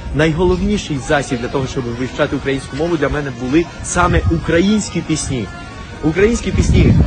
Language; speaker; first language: Ukrainian; non-native, fluent; Spanish